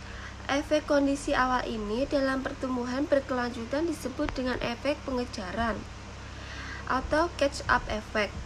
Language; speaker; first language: Indonesian; native; Indonesian